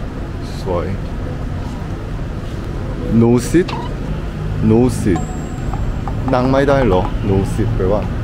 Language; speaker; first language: Thai; non-native, learner; Korean